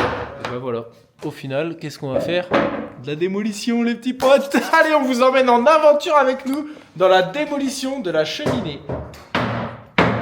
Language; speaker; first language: French; native; French